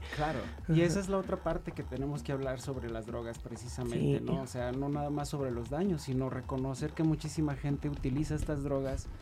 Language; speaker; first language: Spanish; native; Spanish